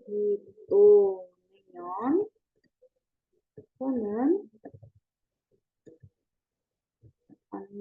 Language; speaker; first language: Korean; non-native, fluent; Indonesian